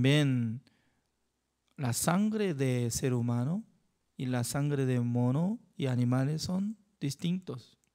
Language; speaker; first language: Spanish; non-native, fluent; Korean